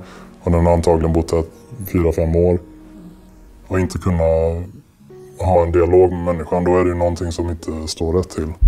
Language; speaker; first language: Swedish; native; Swedish